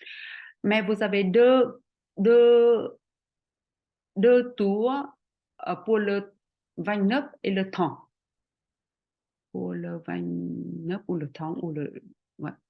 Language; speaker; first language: French; non-native, fluent; Vietnamese